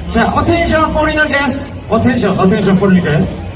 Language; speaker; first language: English; non-native, learner; Korean